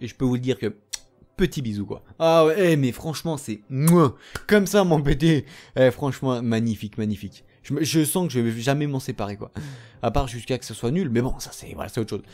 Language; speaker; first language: French; native; French